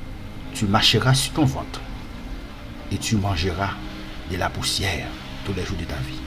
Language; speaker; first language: French; non-native, local second language; Haitian Creole